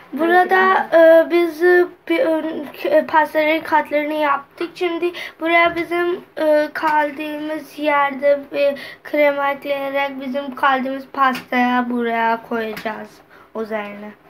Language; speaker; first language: Turkish; non-native, learner; Urdu